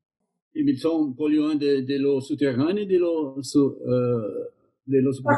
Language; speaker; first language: French; non-native, learner; Portuguese